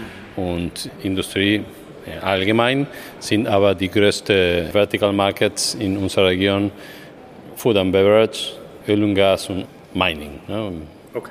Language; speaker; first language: German; non-native, fluent; Spanish